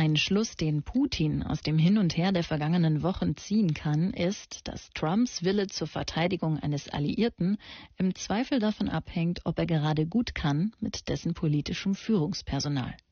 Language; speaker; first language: German; native; German